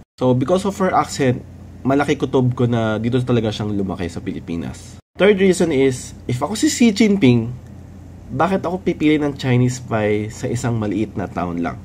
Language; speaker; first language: Filipino; native; Filipino